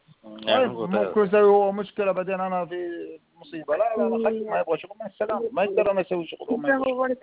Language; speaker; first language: Arabic; non-native, learner; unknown